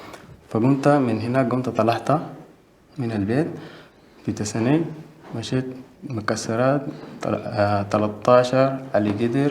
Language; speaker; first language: Arabic; native; Arabic